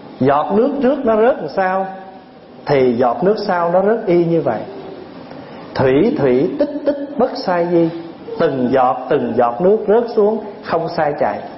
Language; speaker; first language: Vietnamese; early bilingual, other home language; English